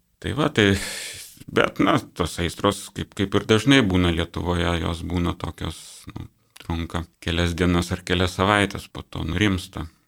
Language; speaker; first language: Lithuanian; native; Lithuanian